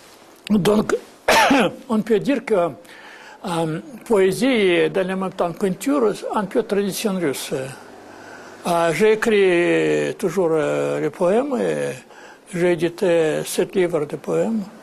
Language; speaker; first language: French; non-native, fluent; Russian